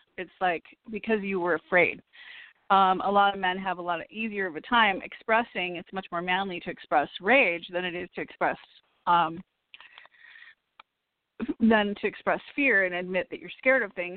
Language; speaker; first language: English; native; English